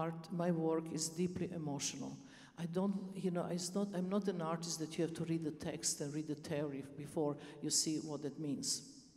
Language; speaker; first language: English; non-native, fluent; Serbian